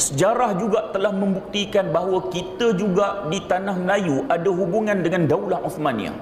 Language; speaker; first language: Malay; native; Malay